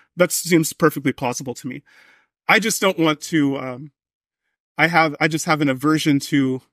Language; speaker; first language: English; native; English